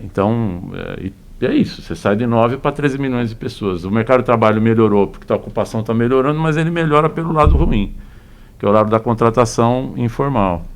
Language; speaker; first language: Portuguese; native; Portuguese